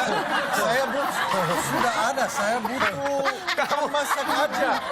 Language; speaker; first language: Indonesian; non-native, learner; Dutch